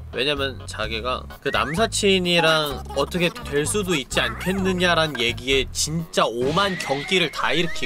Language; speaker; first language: Korean; native; Korean